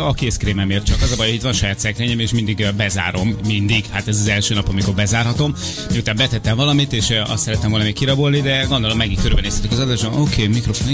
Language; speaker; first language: Hungarian; native; Hungarian